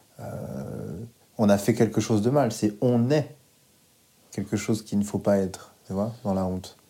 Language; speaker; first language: French; native; French